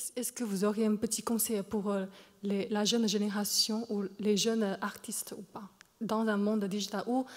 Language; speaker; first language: French; non-native, fluent; Chinese